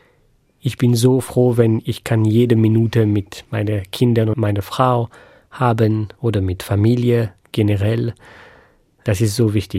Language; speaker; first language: German; non-native, fluent; French